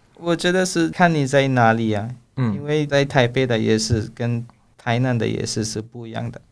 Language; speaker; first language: Chinese; non-native, learner; Spanish